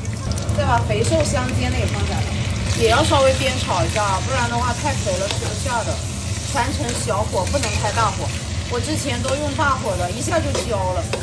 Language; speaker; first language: Chinese; native; Chinese